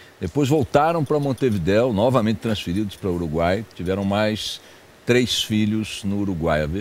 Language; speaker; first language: Portuguese; early bilingual, other home language; Spanish